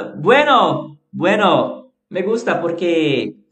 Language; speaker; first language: Spanish; non-native, learner; Portuguese